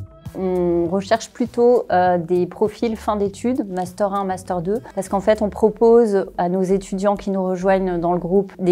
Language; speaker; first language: French; native; French